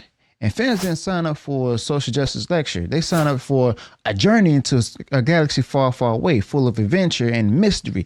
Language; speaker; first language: English; native; English